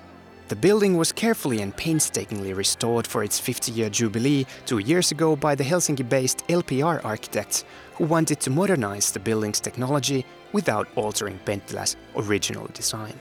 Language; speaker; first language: English; non-native, fluent; Finnish